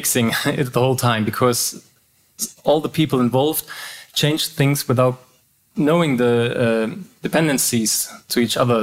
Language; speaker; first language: English; non-native, fluent; German